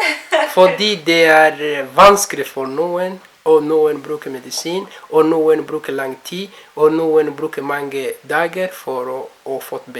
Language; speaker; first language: Norwegian; non-native, learner; Kinyarwanda